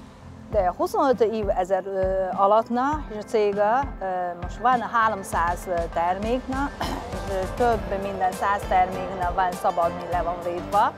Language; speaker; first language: Hungarian; non-native, learner; Chinese